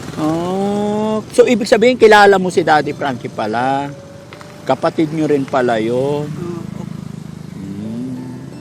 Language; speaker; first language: Filipino; native; Filipino